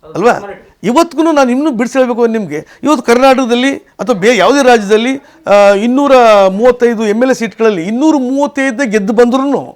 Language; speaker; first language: Kannada; native; Kannada